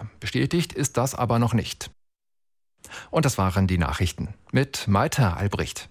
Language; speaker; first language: German; native; German